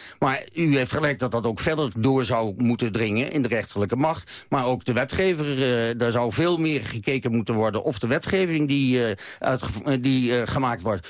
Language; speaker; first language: Dutch; native; Dutch